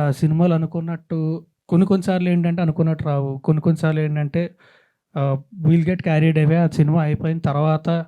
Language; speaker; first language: Telugu; native; Telugu